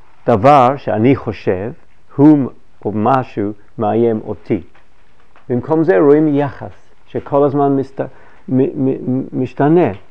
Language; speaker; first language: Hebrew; non-native, fluent; English